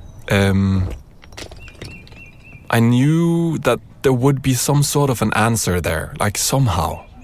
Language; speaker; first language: English; non-native, fluent; Norwegian